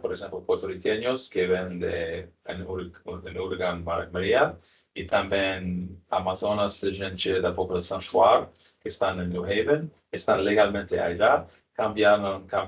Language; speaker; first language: Spanish; non-native, learner; English